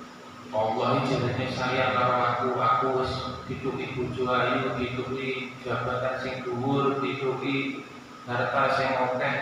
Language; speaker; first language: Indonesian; non-native, local second language; Javanese